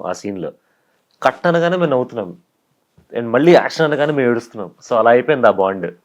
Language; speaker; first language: Telugu; native; Telugu